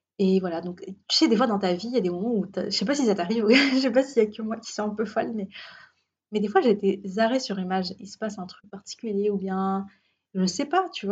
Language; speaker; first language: French; native; French